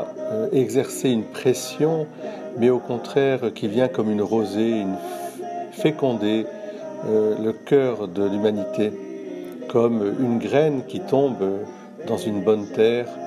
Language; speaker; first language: French; native; French